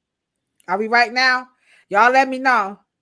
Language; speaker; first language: English; native; English